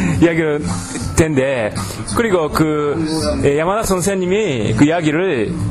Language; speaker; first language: Korean; non-native, learner; Japanese